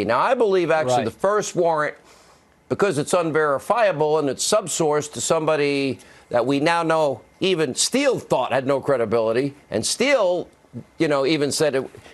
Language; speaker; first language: English; native; English